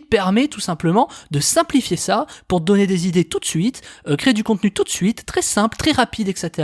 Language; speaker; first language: French; native; French